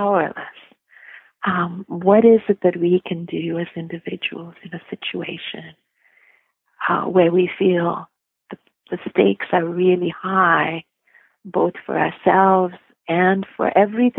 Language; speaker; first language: English; non-native, local second language; Gujarati